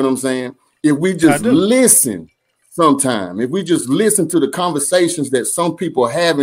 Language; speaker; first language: English; native; English